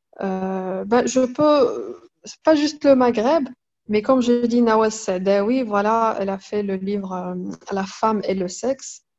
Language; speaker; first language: French; non-native, local second language; Arabic